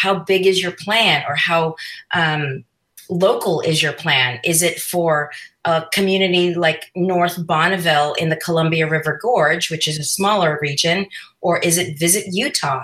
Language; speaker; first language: English; non-native, local second language; Filipino